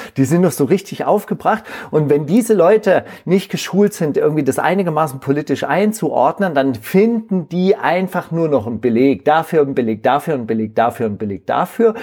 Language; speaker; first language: German; native; German